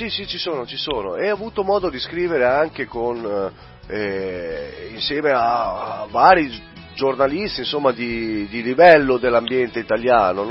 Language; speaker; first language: Italian; native; Italian